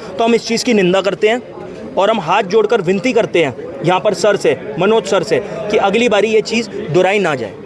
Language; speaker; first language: Hindi; native; Hindi